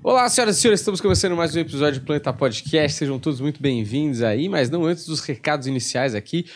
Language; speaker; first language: Portuguese; native; Portuguese